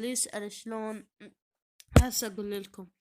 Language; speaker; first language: Arabic; native; Arabic